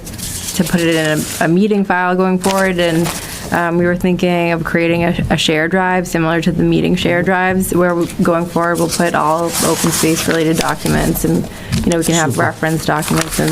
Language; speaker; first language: English; native; English